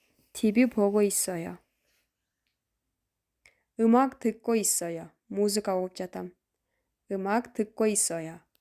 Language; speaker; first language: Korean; non-native, fluent; Kyrgyz